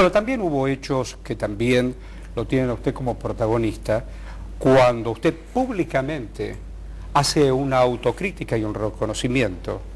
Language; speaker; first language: Spanish; native; Spanish